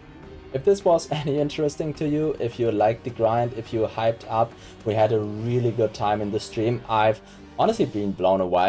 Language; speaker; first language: English; non-native, fluent; German